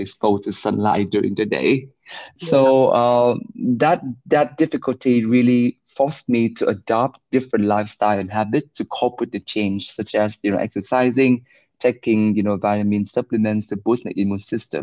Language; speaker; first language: English; non-native, fluent; Vietnamese